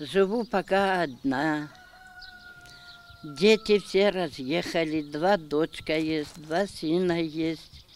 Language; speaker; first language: Russian; non-native, local second language; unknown